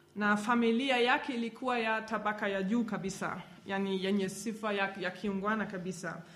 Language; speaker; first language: Swahili; non-native, fluent; German